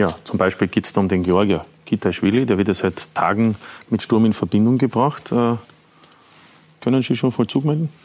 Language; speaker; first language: German; native; German